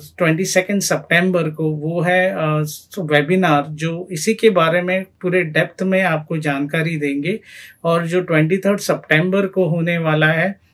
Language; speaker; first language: Hindi; non-native, local second language; Marathi